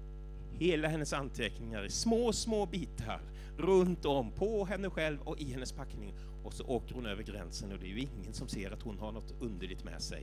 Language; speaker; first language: Swedish; native; Swedish